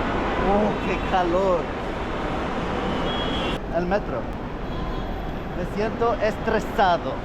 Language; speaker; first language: Spanish; non-native, fluent; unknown